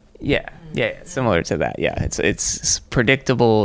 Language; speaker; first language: English; native; English